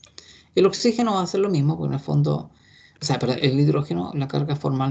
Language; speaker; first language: Spanish; native; Spanish